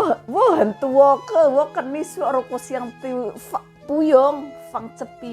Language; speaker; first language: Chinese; non-native, learner; Javanese